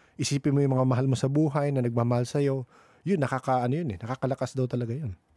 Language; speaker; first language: Filipino; native; Filipino